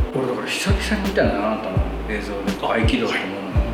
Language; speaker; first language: Japanese; native; Japanese